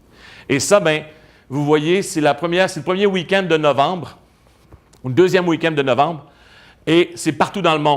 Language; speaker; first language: French; native; French